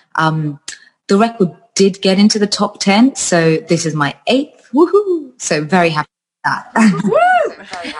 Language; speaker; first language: English; early bilingual, other home language; Georgian